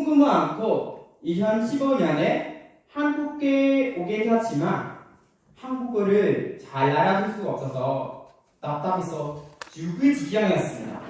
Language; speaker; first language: Korean; non-native, learner; Khmer